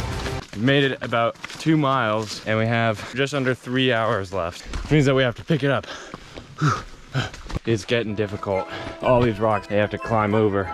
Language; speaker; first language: English; native; English